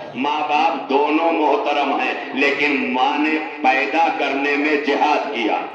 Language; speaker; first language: Urdu; non-native, local second language; Awadhi